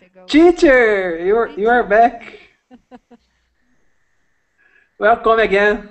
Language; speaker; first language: English; non-native, learner; Portuguese